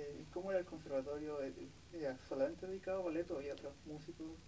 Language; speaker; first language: Spanish; non-native, learner; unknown